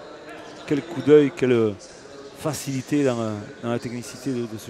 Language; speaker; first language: French; native; French